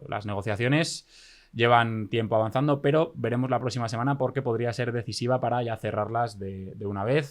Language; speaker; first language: Spanish; native; Spanish